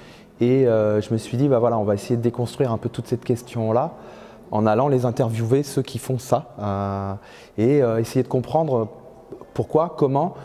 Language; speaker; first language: French; native; French